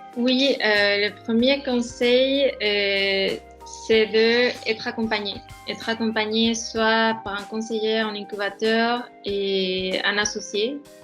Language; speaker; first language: French; non-native, fluent; Spanish